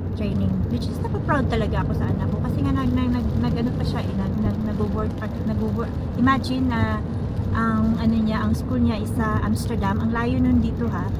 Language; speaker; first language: Filipino; non-native, local second language; Cebuano